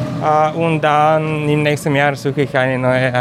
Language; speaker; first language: German; non-native, learner; Bulgarian